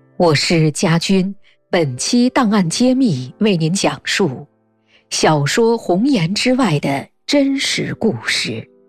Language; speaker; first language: Chinese; native; Chinese